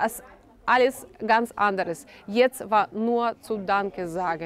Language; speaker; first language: German; non-native, learner; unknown